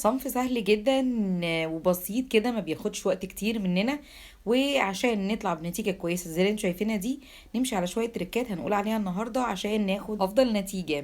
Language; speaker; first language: Arabic; native; Arabic